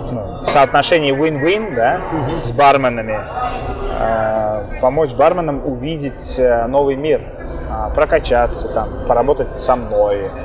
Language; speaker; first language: Russian; non-native, fluent; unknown